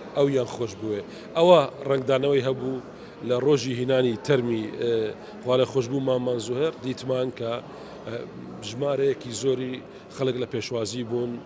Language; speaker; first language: Central Kurdish; non-native, local second language; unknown